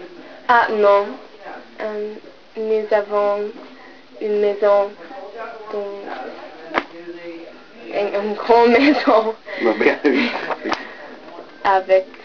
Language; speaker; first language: French; non-native, learner; English